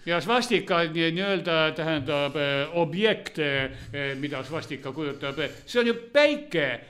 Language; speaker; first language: Estonian; non-native, local second language; Russian